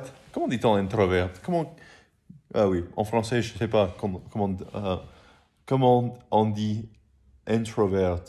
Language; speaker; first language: French; non-native, learner; English